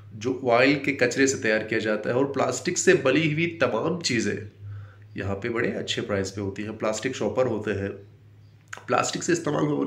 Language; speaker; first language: Urdu; non-native, fluent; Baluchi